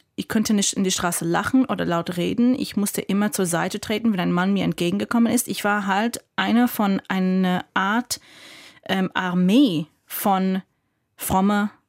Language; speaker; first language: German; non-native, fluent; English